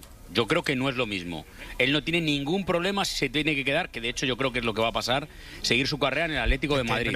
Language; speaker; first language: Spanish; native; Spanish